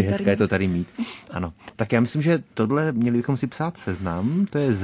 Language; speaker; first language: Czech; native; Czech